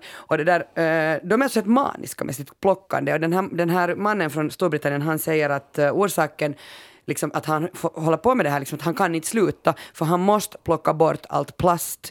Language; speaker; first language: Swedish; native; Swedish